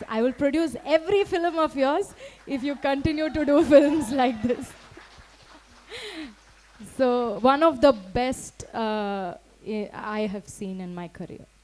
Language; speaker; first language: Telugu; non-native, local second language; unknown